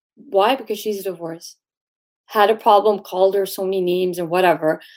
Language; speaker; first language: English; native; English